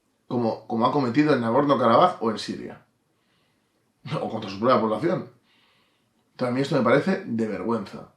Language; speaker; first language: Spanish; native; Spanish